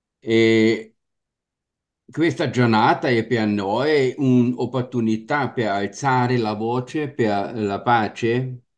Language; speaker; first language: Italian; non-native, learner; German